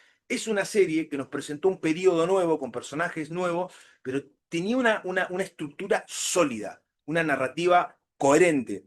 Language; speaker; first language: Spanish; native; Spanish